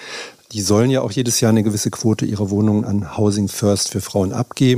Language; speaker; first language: German; native; German